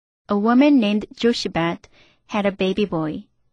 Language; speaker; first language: English; non-native, fluent; Korean